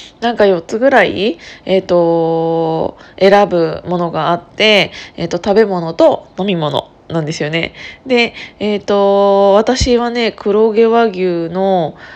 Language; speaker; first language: Japanese; native; Japanese